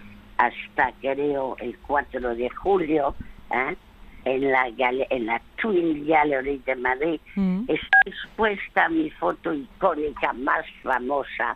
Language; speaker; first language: Spanish; early bilingual, other home language; French